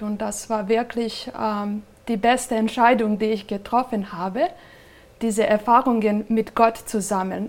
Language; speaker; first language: German; non-native, fluent; Serbian